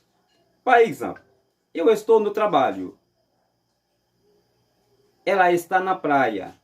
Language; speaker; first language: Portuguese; non-native, fluent; Haitian Creole